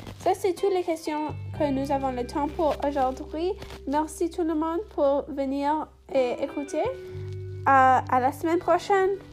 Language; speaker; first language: French; non-native, learner; English